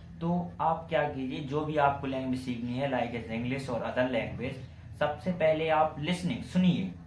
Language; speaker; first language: Hindi; native; Hindi